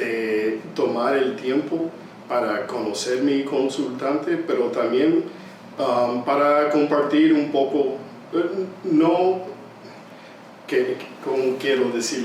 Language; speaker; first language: Spanish; early bilingual, heritage; English